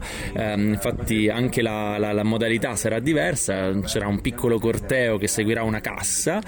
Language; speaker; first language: Italian; native; Italian